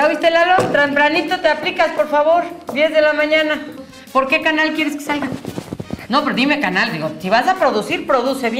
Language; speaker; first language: Spanish; native; Spanish